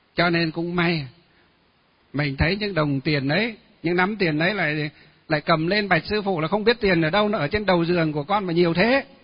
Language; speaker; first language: Vietnamese; non-native, local second language; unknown